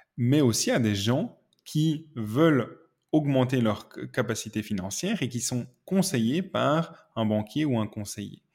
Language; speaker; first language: French; native; French